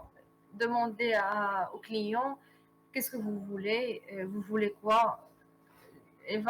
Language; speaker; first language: French; non-native, local second language; Arabic